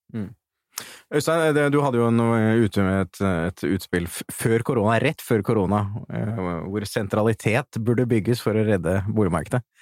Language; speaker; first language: Norwegian; native; Norwegian